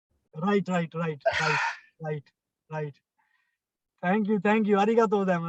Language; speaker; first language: English; non-native, local second language; Hindi